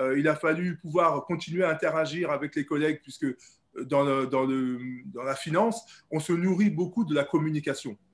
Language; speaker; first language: French; native; French